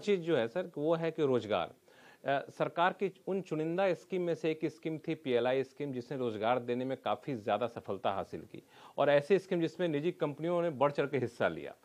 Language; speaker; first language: Hindi; native; Hindi